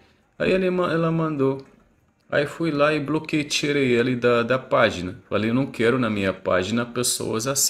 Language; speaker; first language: Portuguese; non-native, fluent; Arabic